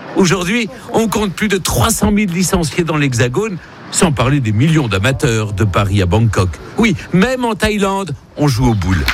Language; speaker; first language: French; native; French